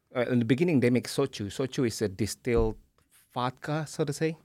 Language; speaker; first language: English; early bilingual, other home language; Indonesian